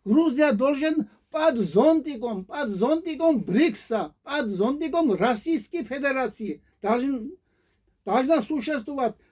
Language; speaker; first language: Russian; non-native, fluent; Georgian